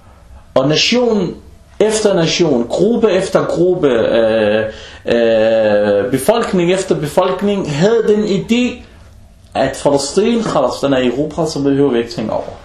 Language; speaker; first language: Danish; non-native, fluent; Arabic